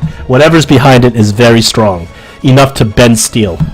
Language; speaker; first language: English; native; English